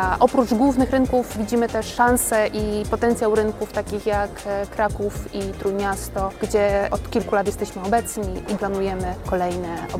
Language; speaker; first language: Polish; native; Polish